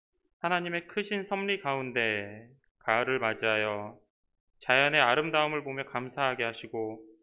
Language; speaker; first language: Korean; native; Korean